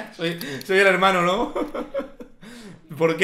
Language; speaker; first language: Spanish; native; Spanish